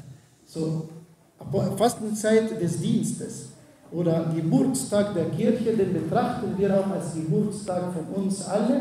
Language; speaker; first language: German; non-native, fluent; Arabic